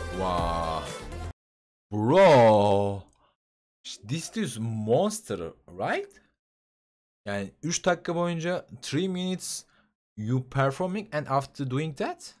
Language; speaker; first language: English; non-native, learner; Turkish